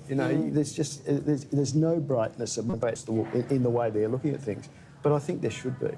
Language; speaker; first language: English; native; English